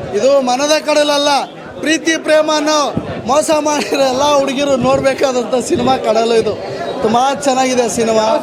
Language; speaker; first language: Kannada; native; Kannada